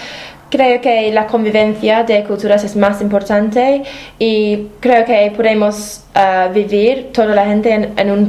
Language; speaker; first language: Spanish; non-native, fluent; English